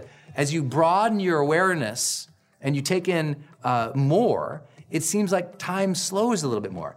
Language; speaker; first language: English; native; English